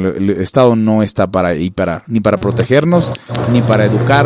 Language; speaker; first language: Spanish; native; Spanish